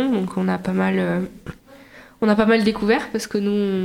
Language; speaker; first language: French; native; French